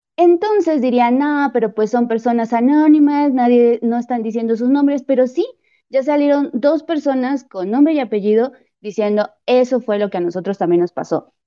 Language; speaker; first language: Spanish; native; Spanish